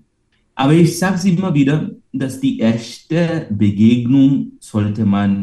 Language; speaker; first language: German; non-native, fluent; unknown